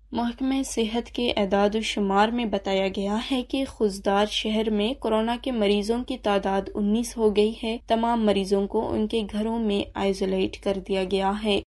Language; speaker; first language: Urdu; non-native, local second language; Baluchi